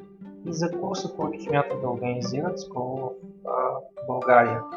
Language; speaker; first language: Bulgarian; native; Bulgarian